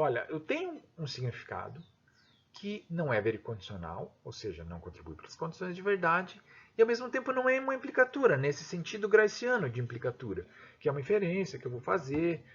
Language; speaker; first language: Portuguese; native; Portuguese